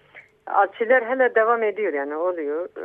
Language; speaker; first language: Turkish; non-native, local second language; Kurdish